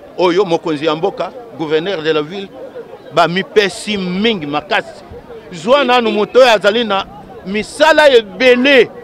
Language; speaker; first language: Lingala; native; Lingala